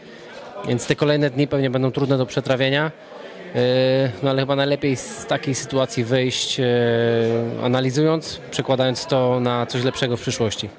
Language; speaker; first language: Polish; native; Polish